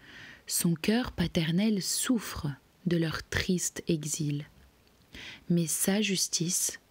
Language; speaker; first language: French; native; French